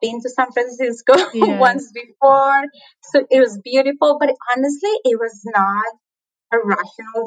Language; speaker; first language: English; non-native, fluent; Spanish